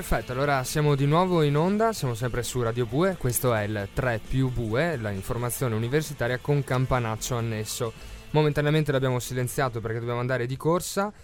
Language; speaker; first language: Italian; native; Italian